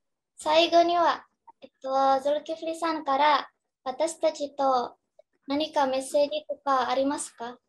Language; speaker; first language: Japanese; non-native, learner; Indonesian